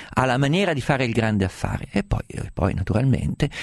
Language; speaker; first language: Italian; native; Italian